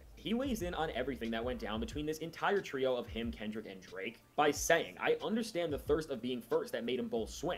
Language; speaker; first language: English; native; English